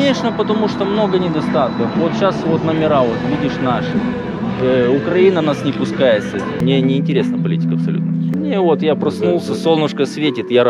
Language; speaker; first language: Russian; native; Russian